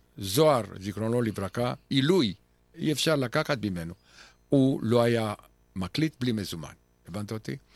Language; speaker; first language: Hebrew; non-native, fluent; Romanian